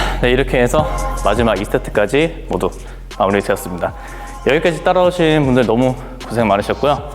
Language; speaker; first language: Korean; native; Korean